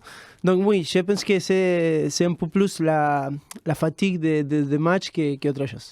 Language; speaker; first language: French; non-native, fluent; Spanish